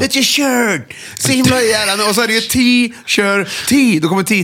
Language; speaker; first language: Swedish; native; Swedish